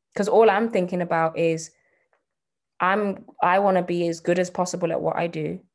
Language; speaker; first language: English; native; English